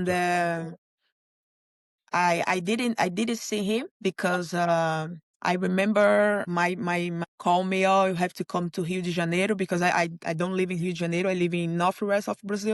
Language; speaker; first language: English; non-native, learner; Portuguese